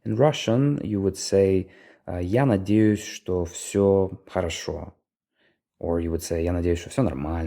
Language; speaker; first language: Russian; non-native, fluent; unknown